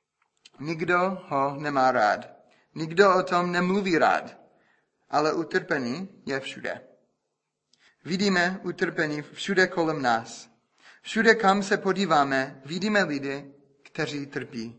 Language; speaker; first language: Czech; non-native, fluent; English